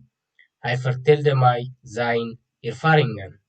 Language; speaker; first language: Dutch; non-native, fluent; Tigrinya